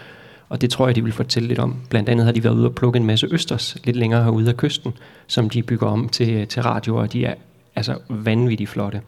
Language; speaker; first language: Danish; native; Danish